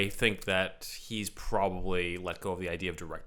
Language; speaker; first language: English; native; English